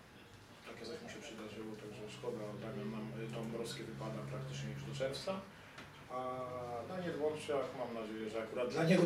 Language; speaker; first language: Polish; native; Polish